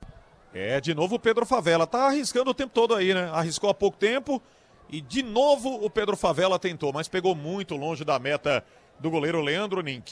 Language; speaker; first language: Portuguese; native; Portuguese